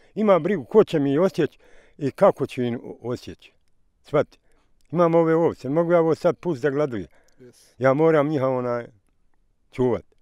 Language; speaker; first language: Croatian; native; Croatian